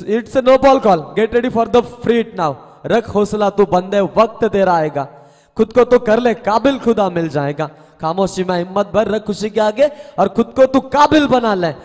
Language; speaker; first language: Hindi; non-native, local second language; Marathi